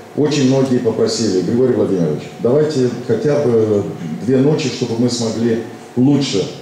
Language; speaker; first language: Russian; non-native, local second language; Romanian